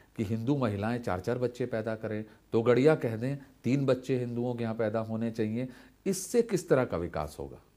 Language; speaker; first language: Hindi; native; Hindi